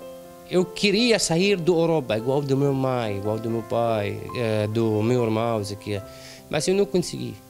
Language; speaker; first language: Portuguese; non-native, learner; Arabic